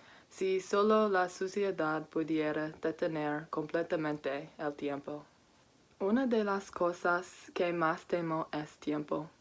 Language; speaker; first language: Spanish; non-native, learner; English